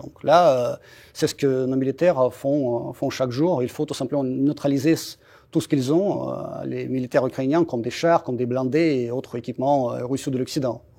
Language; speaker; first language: French; non-native, fluent; Russian